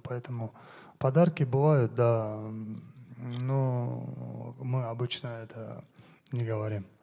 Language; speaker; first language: Russian; non-native, local second language; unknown